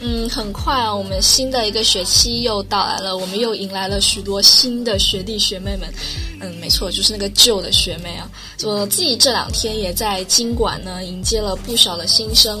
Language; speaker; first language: Chinese; native; Chinese